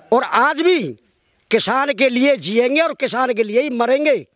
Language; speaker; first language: Hindi; native; Hindi